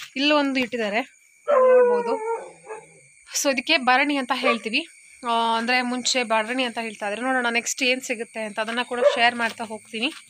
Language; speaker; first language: Kannada; non-native, local second language; Tulu